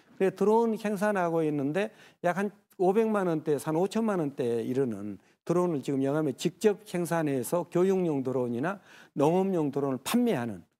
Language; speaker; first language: Korean; native; Korean